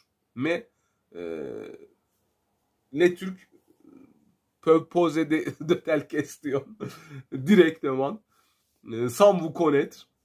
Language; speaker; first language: French; non-native, fluent; Turkish